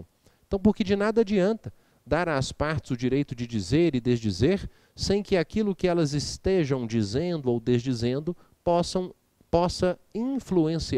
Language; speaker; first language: Portuguese; native; Portuguese